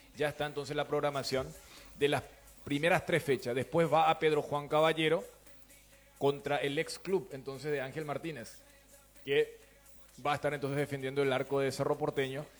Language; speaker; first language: Spanish; native; Spanish